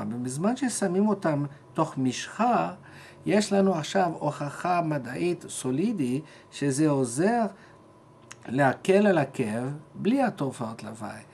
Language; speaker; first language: Hebrew; non-native, fluent; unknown